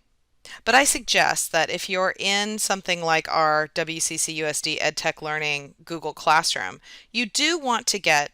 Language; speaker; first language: English; native; English